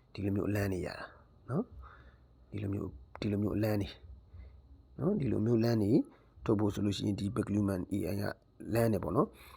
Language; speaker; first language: Burmese; native; Burmese